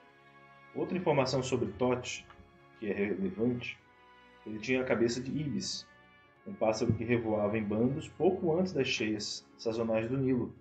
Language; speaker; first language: Portuguese; native; Portuguese